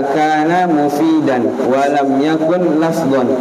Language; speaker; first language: Arabic; non-native, learner; Indonesian